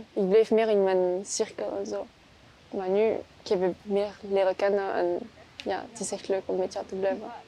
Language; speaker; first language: Dutch; non-native, local second language; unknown